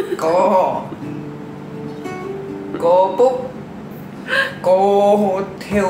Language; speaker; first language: English; non-native, learner; Thai